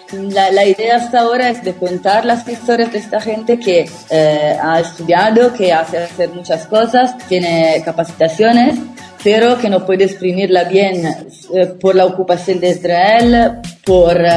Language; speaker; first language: Spanish; non-native, fluent; Italian